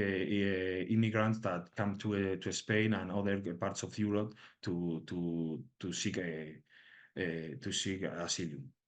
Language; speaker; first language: English; non-native, learner; Spanish